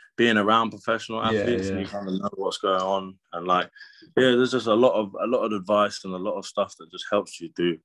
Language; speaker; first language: English; native; English